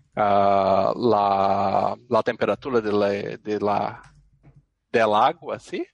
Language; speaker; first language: Spanish; non-native, learner; Portuguese